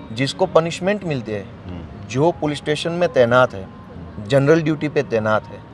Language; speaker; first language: Hindi; non-native, local second language; Gujarati